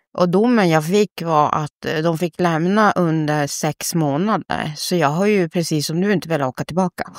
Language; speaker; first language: Swedish; early bilingual, other home language; Spanish